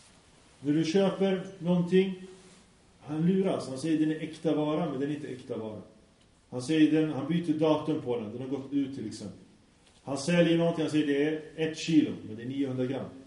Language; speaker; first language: Swedish; early bilingual, other home language; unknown